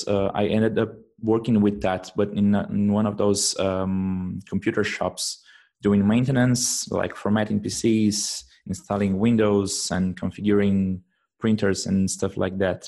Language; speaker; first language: English; non-native, fluent; Portuguese